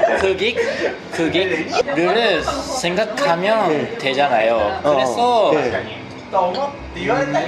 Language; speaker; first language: Korean; non-native, learner; Japanese